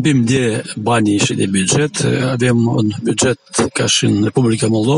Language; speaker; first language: Romanian; non-native, local second language; Gagauz